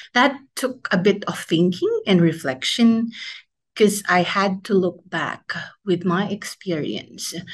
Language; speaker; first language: English; non-native, local second language; Filipino